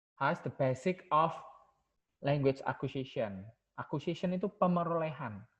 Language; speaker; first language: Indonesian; non-native, local second language; Javanese